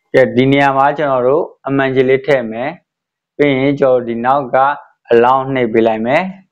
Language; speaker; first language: Burmese; native; Burmese